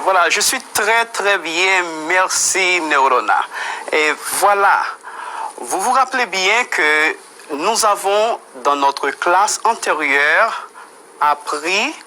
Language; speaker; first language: French; non-native, fluent; Spanish